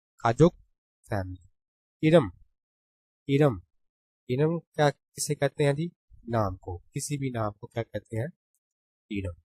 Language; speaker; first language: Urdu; native; Urdu